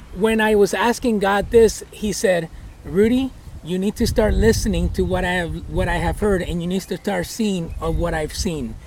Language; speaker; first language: English; early bilingual, other home language; Spanish